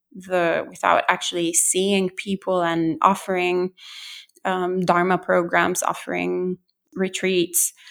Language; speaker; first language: English; non-native, fluent; Italian